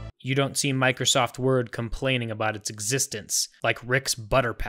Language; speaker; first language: English; native; English